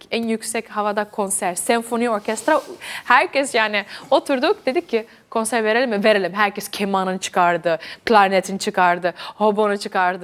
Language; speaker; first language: Turkish; early bilingual, heritage; Dutch